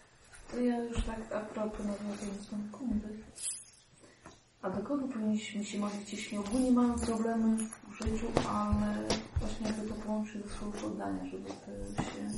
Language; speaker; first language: Polish; native; Polish